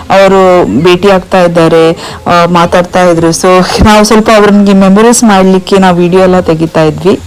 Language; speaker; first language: Kannada; non-native, local second language; Konkani